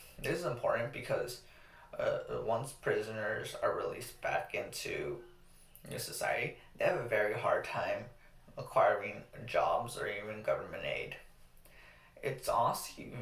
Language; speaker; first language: English; native; English